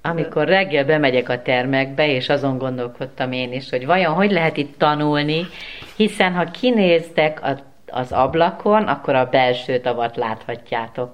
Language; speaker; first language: Hungarian; native; Hungarian